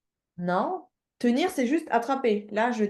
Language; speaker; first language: French; native; French